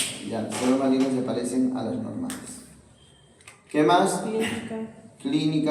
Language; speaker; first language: Spanish; native; Spanish